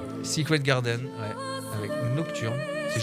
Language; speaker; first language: French; native; French